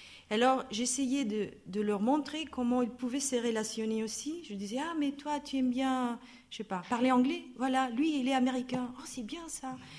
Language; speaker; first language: French; non-native, fluent; Spanish